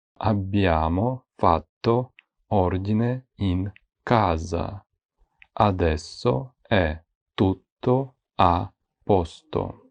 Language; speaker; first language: Italian; non-native, fluent; Ukrainian